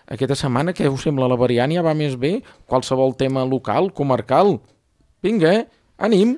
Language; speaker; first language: Catalan; native; Catalan